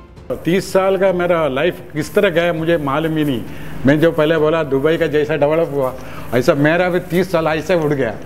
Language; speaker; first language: Hindi; non-native, local second language; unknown